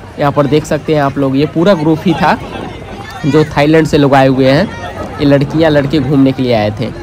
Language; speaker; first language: Hindi; native; Hindi